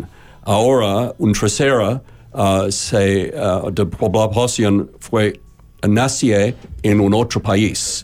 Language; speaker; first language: Spanish; non-native, learner; English